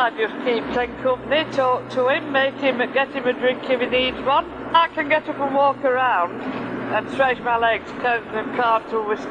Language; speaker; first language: English; native; English